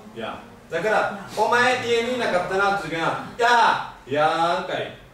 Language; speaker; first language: Japanese; native; Japanese